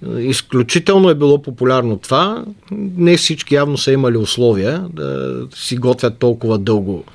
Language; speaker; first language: Bulgarian; native; Bulgarian